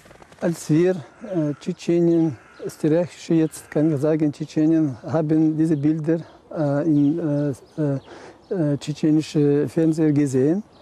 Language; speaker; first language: German; non-native, learner; Chechen